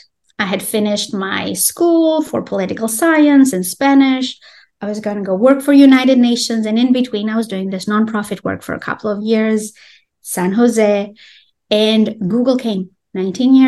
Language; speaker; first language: English; non-native, fluent; Albanian